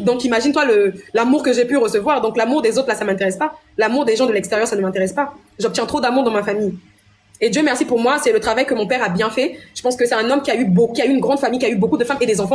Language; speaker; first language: French; non-native, local second language; Lingala